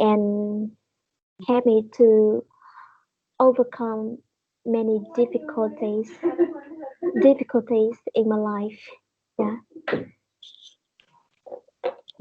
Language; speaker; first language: English; non-native, learner; Vietnamese